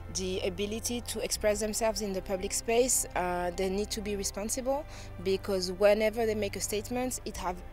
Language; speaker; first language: English; non-native, fluent; French